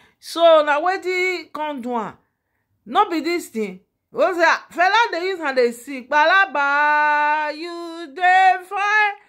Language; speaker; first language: Nigerian Pidgin; non-native, local second language; Yoruba